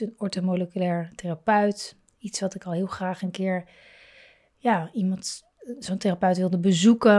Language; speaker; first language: Dutch; native; Dutch